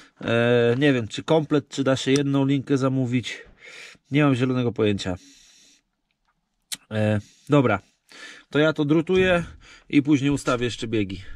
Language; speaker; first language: Polish; native; Polish